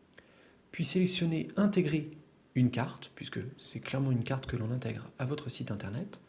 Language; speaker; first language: French; native; French